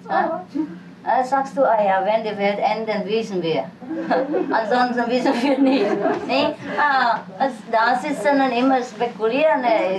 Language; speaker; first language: German; non-native, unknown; Vietnamese